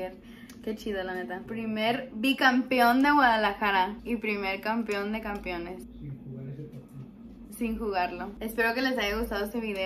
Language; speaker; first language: Spanish; native; Spanish